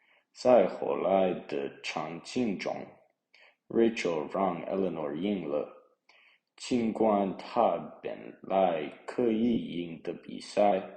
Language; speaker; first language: Chinese; non-native, learner; English